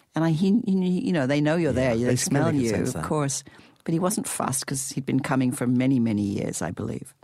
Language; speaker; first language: English; native; English